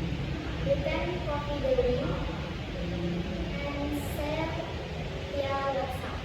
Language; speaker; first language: English; non-native, learner; Indonesian